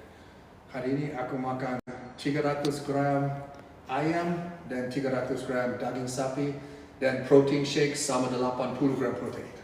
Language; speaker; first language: Indonesian; non-native, fluent; English